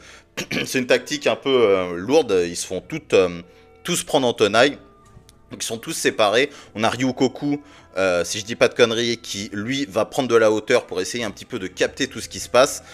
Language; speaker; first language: French; native; French